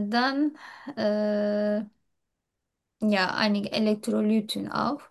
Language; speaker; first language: German; non-native, learner; Turkish